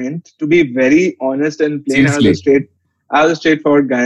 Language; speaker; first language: English; non-native, local second language; Hindi